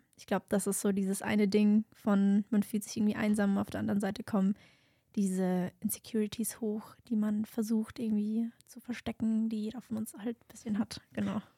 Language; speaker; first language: German; native; German